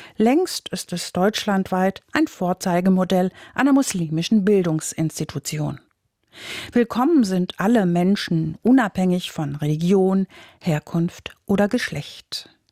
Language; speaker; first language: German; native; German